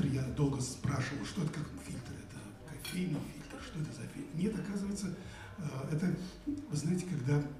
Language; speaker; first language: Russian; native; Russian